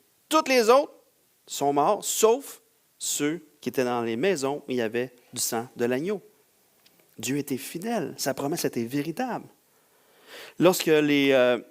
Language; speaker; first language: French; native; French